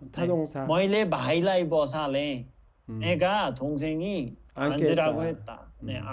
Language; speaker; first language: Korean; non-native, fluent; Nepali